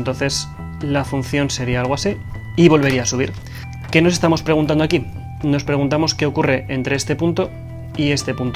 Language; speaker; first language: Spanish; native; Spanish